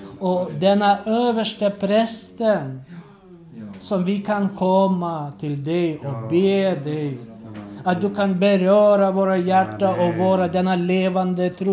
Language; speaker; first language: Swedish; non-native, learner; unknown